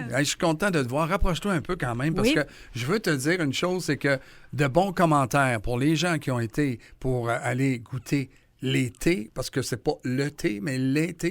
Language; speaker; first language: French; native; French